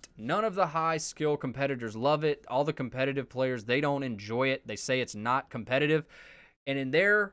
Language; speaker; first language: English; native; English